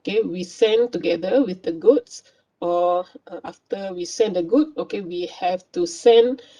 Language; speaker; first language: English; non-native, local second language; Malay